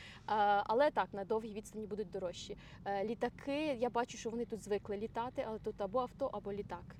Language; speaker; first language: Ukrainian; native; Ukrainian